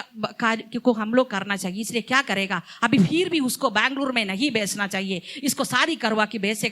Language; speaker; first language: Hindi; non-native, local second language; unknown